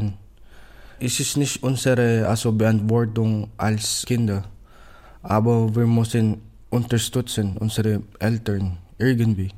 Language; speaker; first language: German; non-native, learner; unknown